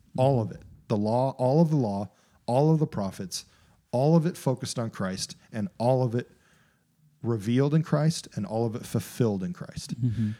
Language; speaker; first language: English; native; English